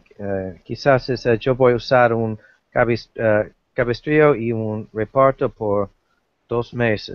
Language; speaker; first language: Spanish; non-native, learner; English